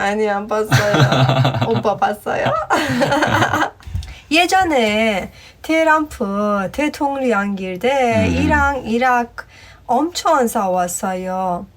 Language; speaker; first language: Korean; non-native, learner; Persian